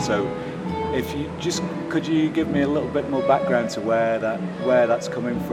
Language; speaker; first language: English; native; English